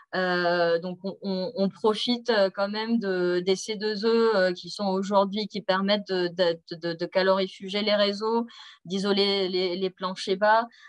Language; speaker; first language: French; native; French